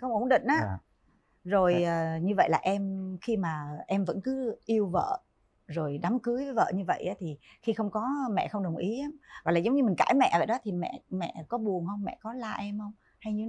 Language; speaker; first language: Vietnamese; native; Vietnamese